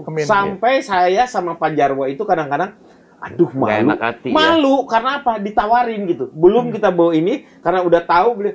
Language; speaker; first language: Indonesian; native; Indonesian